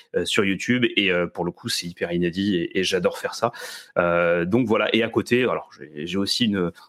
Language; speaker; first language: French; early bilingual, other home language; Serbian